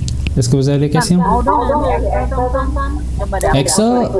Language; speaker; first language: French; non-native, fluent; Indonesian